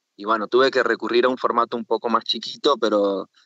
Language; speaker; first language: Spanish; native; Spanish